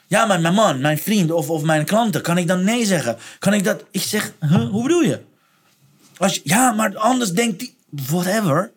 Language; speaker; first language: Dutch; non-native, fluent; Persian